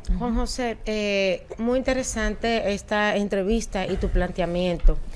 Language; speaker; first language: Spanish; native; Spanish